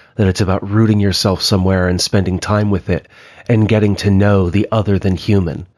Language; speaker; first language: English; native; English